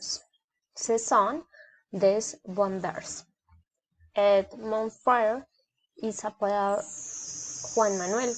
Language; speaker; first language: French; non-native, learner; Spanish